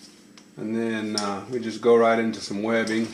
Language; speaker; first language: English; native; English